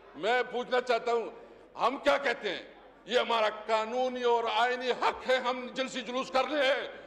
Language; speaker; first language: Urdu; non-native, local second language; Pashto